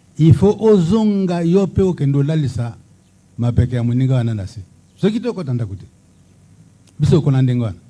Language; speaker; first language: Lingala; native; Lingala